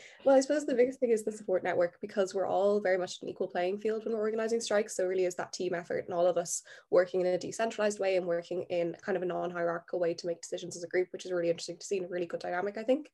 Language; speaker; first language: English; native; English